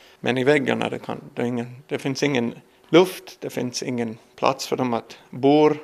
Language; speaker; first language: Swedish; non-native, learner; English